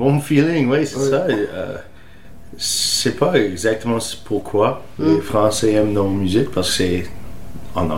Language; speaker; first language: French; non-native, learner; English